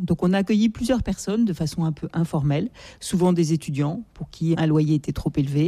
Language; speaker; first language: French; native; French